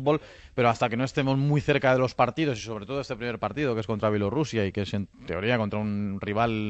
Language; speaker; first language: Spanish; native; Spanish